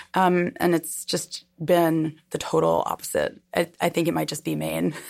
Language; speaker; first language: English; native; English